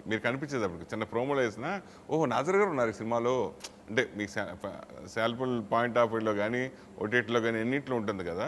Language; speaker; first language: Telugu; native; Telugu